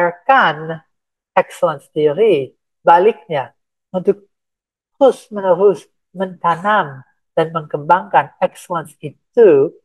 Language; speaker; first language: Indonesian; non-native, fluent; English